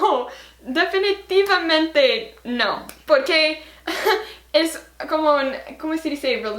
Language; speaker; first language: Spanish; non-native, learner; English